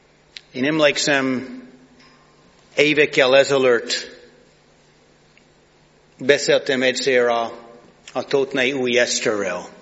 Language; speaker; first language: Hungarian; non-native, fluent; English